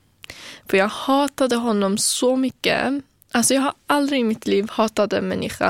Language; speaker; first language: Swedish; non-native, fluent; Kurdish